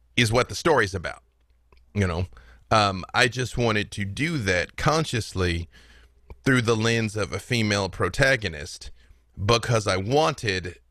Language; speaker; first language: English; native; English